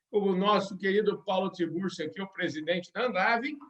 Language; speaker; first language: Portuguese; native; Portuguese